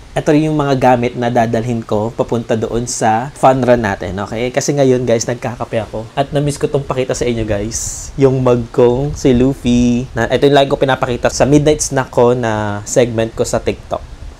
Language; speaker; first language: Filipino; native; Filipino